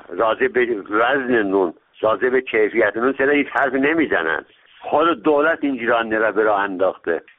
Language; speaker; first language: Persian; native; Persian